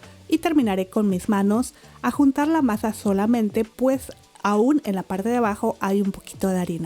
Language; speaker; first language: Spanish; native; Spanish